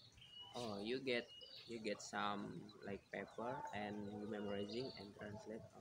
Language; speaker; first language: English; non-native, learner; Indonesian